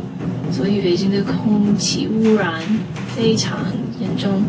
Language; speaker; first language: Chinese; non-native, learner; English